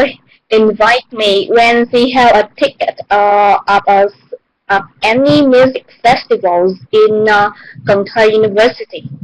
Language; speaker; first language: English; non-native, learner; Vietnamese